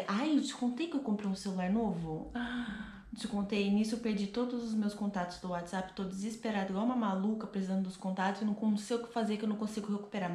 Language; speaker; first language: Portuguese; native; Portuguese